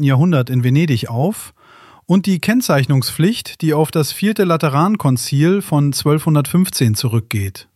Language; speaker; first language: German; native; German